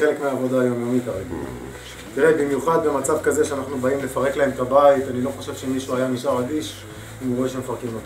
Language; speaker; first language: Hebrew; native; Hebrew